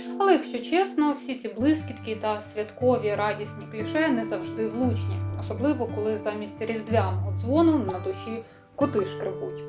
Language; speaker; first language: Ukrainian; native; Ukrainian